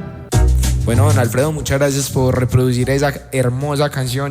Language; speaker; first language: Spanish; native; Spanish